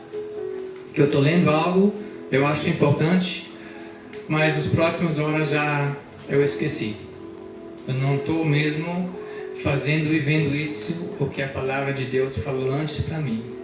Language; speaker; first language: Portuguese; non-native, fluent; German